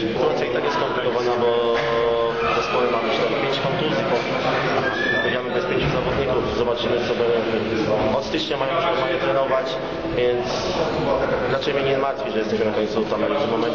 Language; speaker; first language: Polish; non-native, fluent; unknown